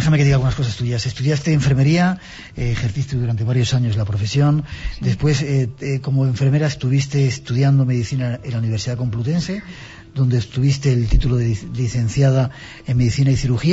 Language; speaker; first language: Spanish; native; Spanish